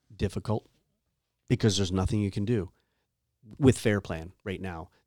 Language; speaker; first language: English; native; English